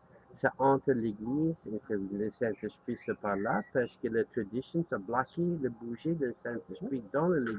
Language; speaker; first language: French; non-native, learner; English